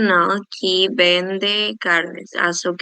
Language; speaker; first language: Portuguese; non-native, learner; Spanish